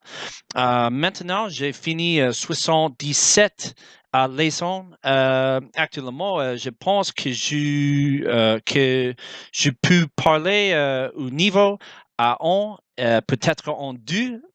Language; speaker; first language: French; non-native, learner; English